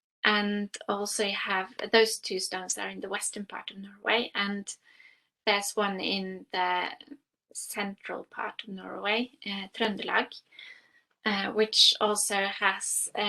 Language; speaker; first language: English; non-native, fluent; Norwegian